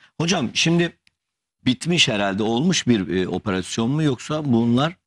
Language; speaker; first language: Turkish; native; Turkish